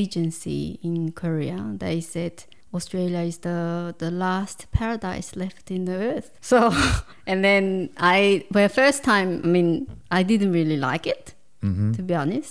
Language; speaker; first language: English; non-native, fluent; Korean